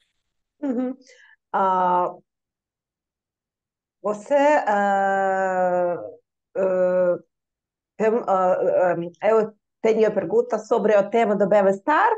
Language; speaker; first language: Portuguese; non-native, learner; Russian